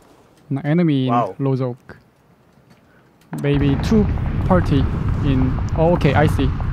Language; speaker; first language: English; non-native, learner; Korean